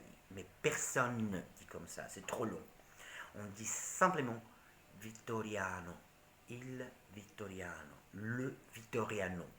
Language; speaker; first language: French; non-native, learner; Italian